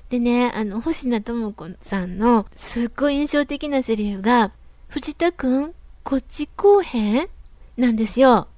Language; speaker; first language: Japanese; native; Japanese